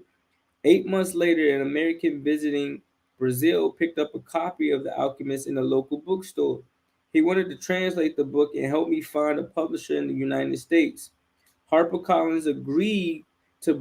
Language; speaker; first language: English; native; English